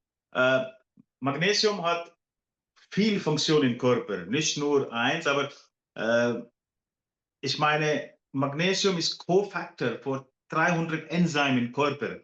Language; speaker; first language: German; non-native, fluent; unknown